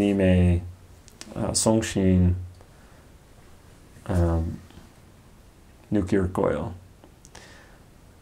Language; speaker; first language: Korean; non-native, learner; English